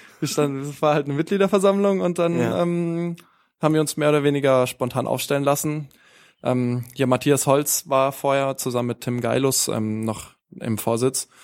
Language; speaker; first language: German; native; German